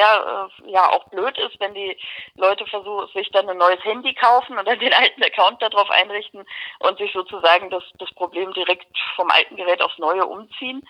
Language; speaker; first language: German; native; German